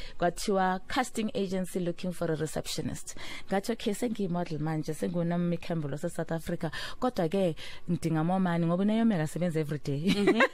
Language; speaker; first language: Zulu; non-native, local second language; Southern Sotho